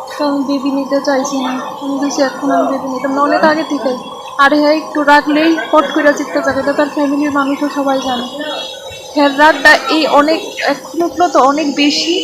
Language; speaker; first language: Bangla; native; Bangla